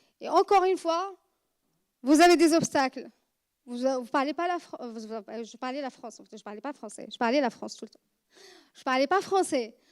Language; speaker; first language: French; non-native, fluent; Arabic